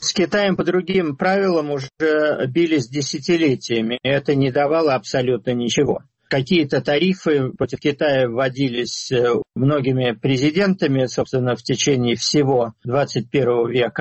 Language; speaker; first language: Russian; native; Russian